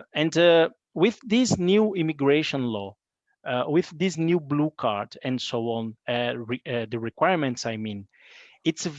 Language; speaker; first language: English; non-native, fluent; Portuguese